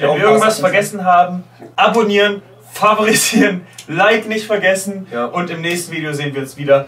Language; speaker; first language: German; native; German